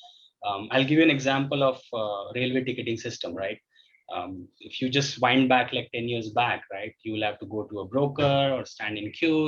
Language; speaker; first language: English; non-native, local second language; Hindi